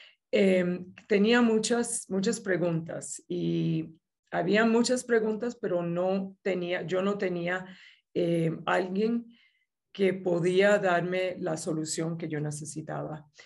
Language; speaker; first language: Spanish; native; Spanish